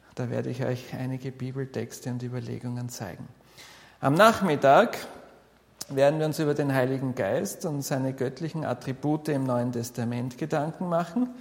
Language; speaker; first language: German; native; German